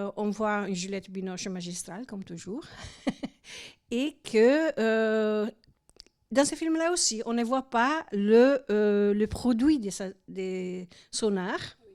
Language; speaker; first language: French; non-native, fluent; Italian